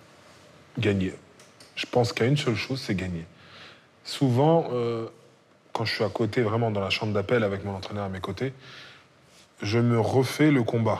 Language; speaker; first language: French; native; French